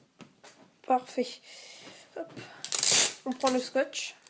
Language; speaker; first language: French; native; French